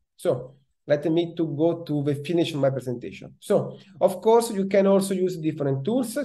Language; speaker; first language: English; non-native, fluent; Italian